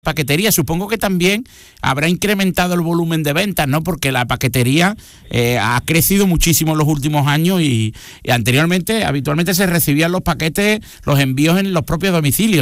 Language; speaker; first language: Spanish; native; Spanish